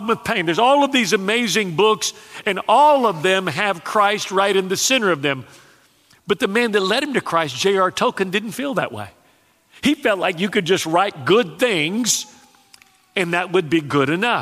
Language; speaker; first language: English; native; English